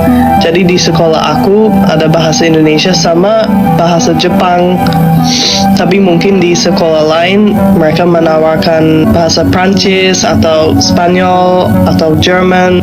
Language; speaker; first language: Indonesian; non-native, fluent; English